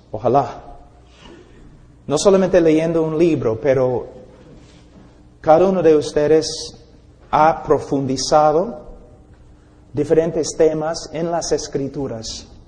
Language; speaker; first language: Spanish; non-native, fluent; English